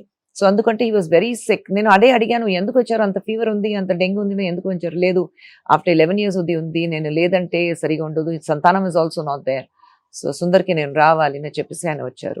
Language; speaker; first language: Telugu; non-native, fluent; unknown